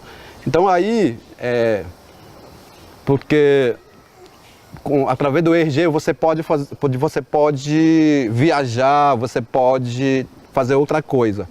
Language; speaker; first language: Portuguese; non-native, local second language; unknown